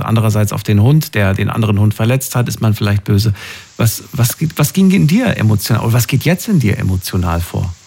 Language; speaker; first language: German; native; German